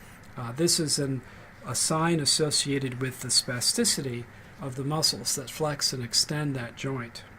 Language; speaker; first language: English; native; English